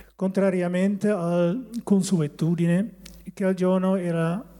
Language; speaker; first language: Italian; non-native, learner; Dutch